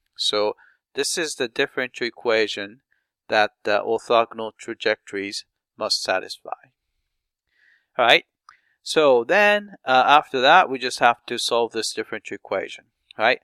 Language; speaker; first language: English; non-native, fluent; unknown